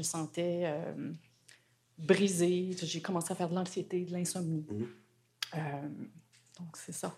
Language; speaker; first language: French; native; French